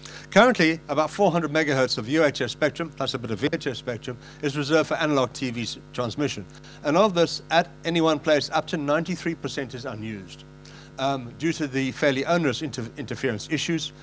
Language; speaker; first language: English; native; English